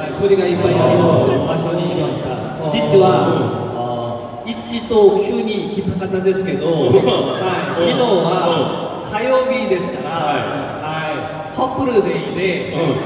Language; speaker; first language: Japanese; non-native, learner; Korean